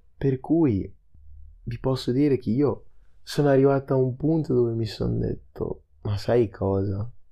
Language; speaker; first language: Italian; early bilingual, other home language; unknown